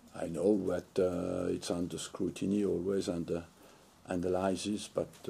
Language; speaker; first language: English; non-native, fluent; French